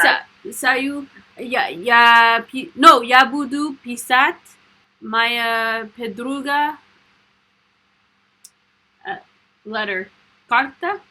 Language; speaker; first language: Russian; non-native, learner; English